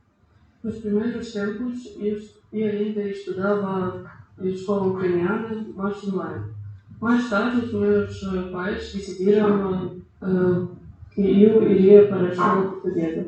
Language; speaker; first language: Portuguese; non-native, learner; Ukrainian